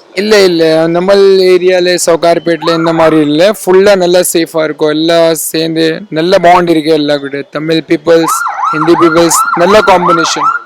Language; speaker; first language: Tamil; non-native, local second language; Hindi